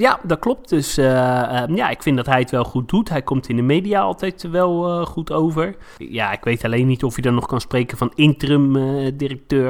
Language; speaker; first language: Dutch; native; Dutch